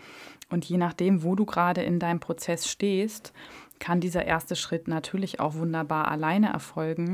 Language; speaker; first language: German; native; German